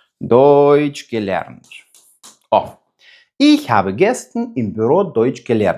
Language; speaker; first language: German; non-native, fluent; Ukrainian